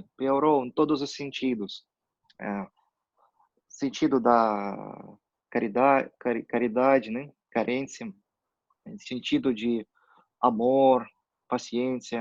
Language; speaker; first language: Portuguese; non-native, fluent; Russian